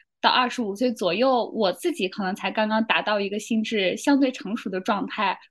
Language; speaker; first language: Chinese; native; Chinese